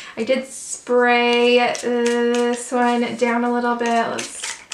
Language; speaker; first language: English; native; English